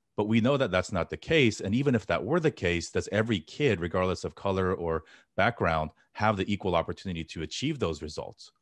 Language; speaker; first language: English; native; English